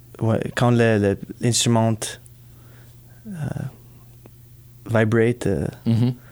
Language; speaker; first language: French; non-native, learner; English